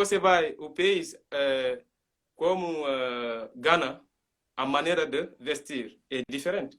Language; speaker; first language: Portuguese; non-native, learner; Mandingo